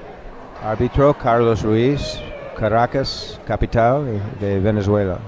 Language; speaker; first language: Spanish; non-native, learner; English